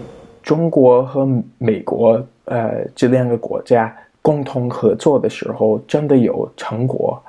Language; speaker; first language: Chinese; non-native, fluent; English